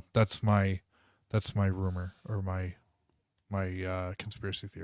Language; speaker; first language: English; native; English